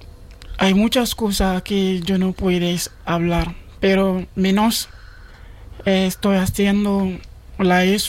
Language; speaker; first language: Spanish; non-native, learner; Bambara